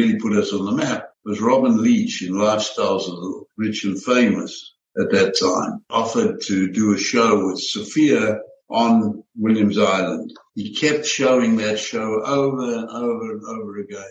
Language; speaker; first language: English; native; English